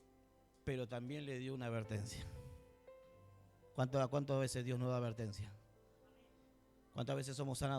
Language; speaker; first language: Spanish; native; Spanish